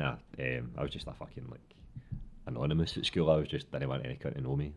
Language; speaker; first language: English; non-native, local second language; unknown